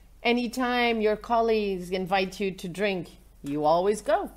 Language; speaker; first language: English; non-native, fluent; Vietnamese